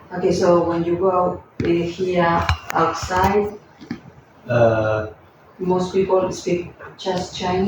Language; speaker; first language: English; non-native, fluent; Spanish